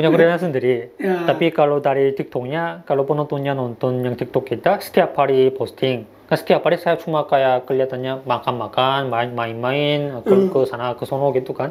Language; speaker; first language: Indonesian; non-native, fluent; Korean